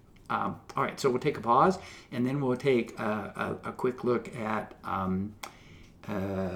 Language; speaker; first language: English; native; English